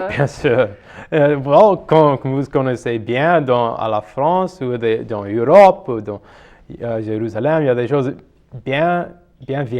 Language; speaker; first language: French; non-native, local second language; English